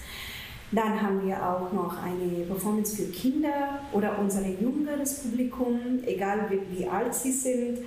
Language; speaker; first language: German; non-native, fluent; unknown